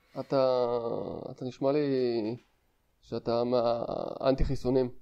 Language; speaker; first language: Hebrew; native; Hebrew